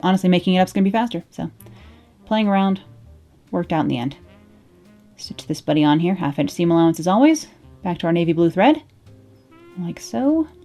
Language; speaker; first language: English; native; English